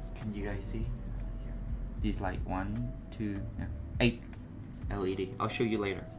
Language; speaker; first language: English; non-native, fluent; Vietnamese